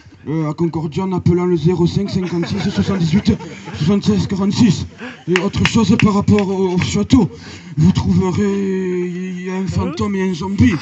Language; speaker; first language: French; native; French